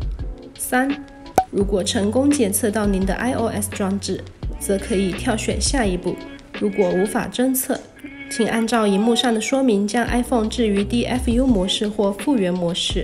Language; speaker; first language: Chinese; native; Chinese